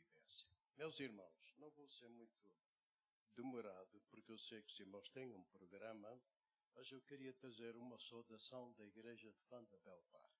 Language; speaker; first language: Portuguese; native; Portuguese